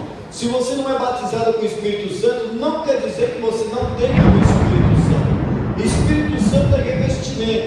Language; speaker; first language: Portuguese; native; Portuguese